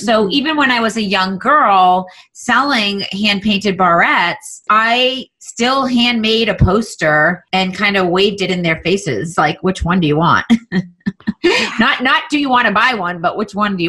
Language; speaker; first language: English; native; English